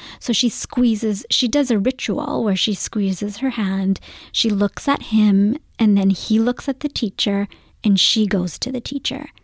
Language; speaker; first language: English; early bilingual, other home language; Gujarati